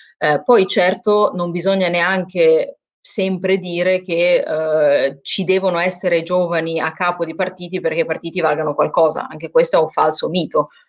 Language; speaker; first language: Italian; native; Italian